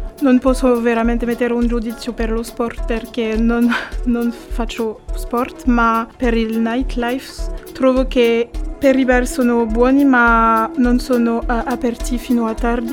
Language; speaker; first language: Italian; non-native, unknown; French